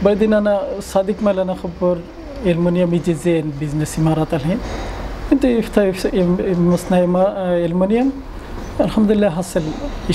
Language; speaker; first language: Arabic; non-native, learner; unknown